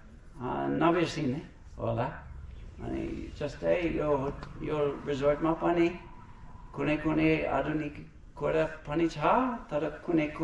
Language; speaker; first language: Nepali; non-native, fluent; English